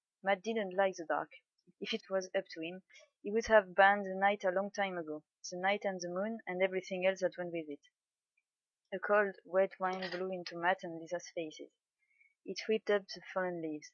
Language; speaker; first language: English; non-native, fluent; French